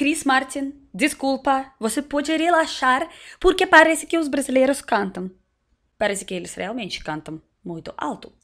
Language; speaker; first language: Portuguese; non-native, learner; Russian